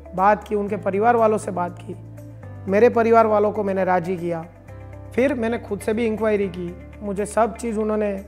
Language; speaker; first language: Hindi; non-native, local second language; Gujarati